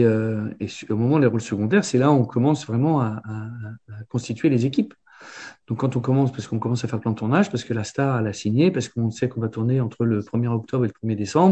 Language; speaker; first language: French; native; French